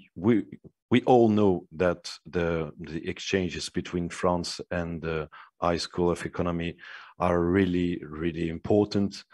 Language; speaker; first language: English; non-native, fluent; French